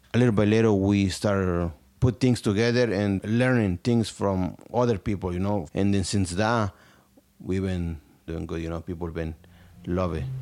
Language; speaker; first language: English; non-native, learner; Spanish